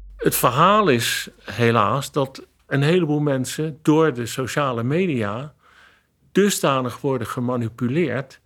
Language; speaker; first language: Dutch; native; Dutch